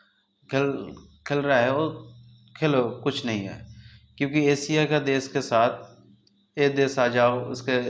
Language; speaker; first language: Hindi; non-native, local second language; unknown